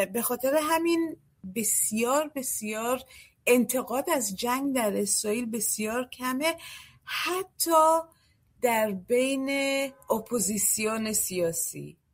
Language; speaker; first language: Persian; early bilingual, heritage; Persian